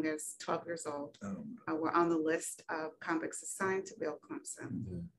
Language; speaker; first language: English; native; English